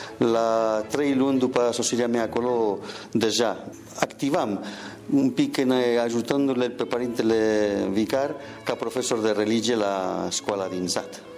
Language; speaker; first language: Romanian; non-native, fluent; Spanish